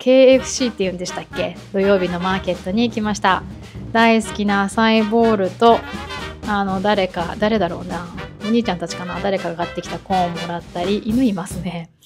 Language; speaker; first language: Japanese; native; Japanese